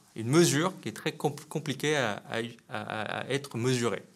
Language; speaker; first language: French; non-native, fluent; Vietnamese